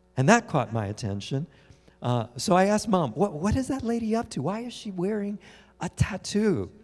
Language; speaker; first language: English; native; English